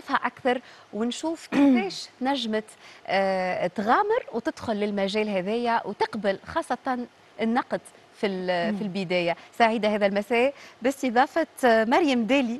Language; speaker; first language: Arabic; native; Arabic